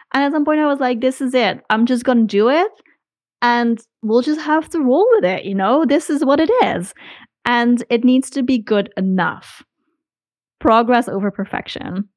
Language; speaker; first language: English; non-native, fluent; Dutch